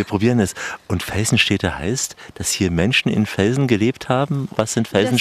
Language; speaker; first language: German; native; German